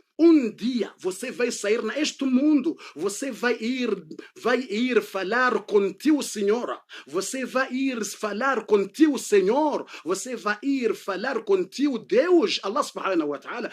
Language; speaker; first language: Portuguese; non-native, learner; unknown